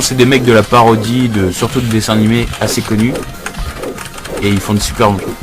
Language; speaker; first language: French; native; French